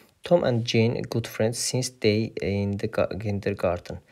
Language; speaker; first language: English; non-native, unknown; Azerbaijani